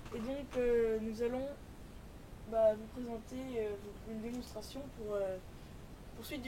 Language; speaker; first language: French; native; French